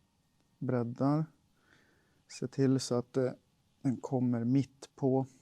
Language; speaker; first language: Swedish; native; Swedish